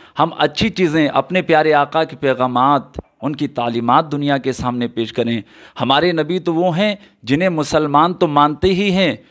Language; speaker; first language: Hindi; native; Hindi